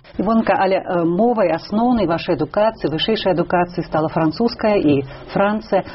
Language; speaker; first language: Belarusian; native; Belarusian